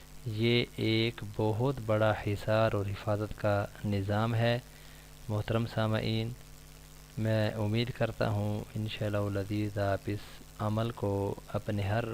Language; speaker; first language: Urdu; native; Urdu